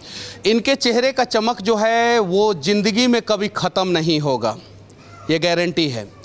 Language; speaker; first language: Hindi; native; Hindi